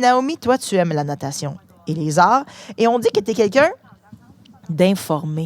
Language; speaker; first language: French; native; French